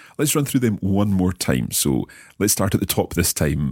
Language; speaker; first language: English; native; English